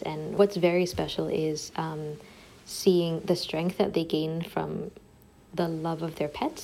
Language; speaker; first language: English; native; English